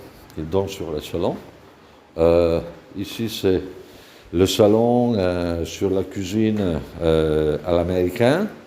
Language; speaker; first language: French; non-native, fluent; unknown